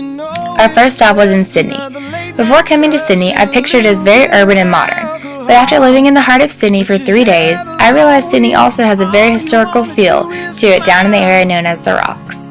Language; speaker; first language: English; native; English